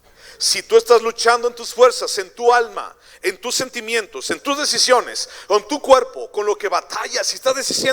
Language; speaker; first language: Spanish; native; Spanish